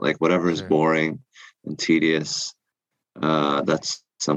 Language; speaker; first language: English; early bilingual, other home language; Korean